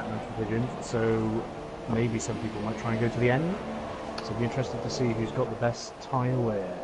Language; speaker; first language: English; native; English